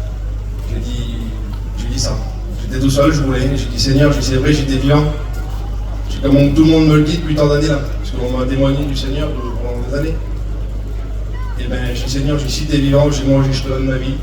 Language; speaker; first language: French; native; French